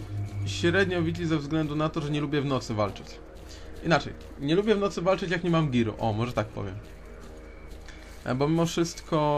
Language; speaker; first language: Polish; native; Polish